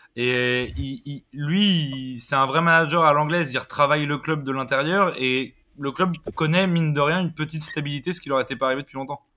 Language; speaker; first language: French; native; French